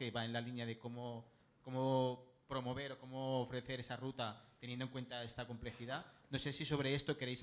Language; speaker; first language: Spanish; native; Spanish